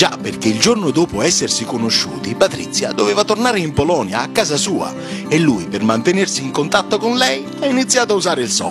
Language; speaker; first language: Italian; native; Italian